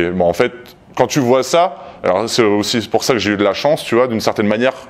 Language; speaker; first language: French; native; French